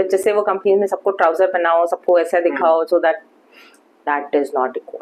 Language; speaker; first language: Hindi; native; Hindi